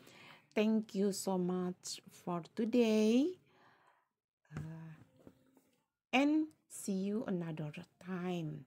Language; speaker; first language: English; non-native, learner; Indonesian